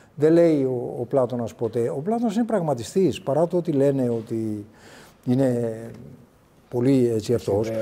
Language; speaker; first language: Greek; native; Greek